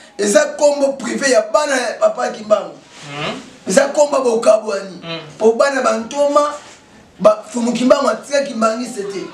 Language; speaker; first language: Lingala; non-native, local second language; Kongo